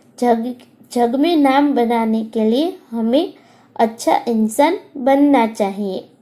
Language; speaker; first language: Hindi; non-native, local second language; Gujarati